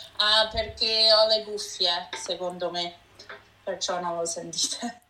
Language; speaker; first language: Italian; early bilingual, heritage; Italian